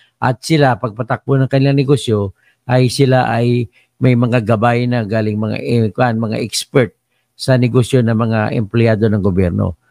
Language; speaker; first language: Filipino; non-native, local second language; Cebuano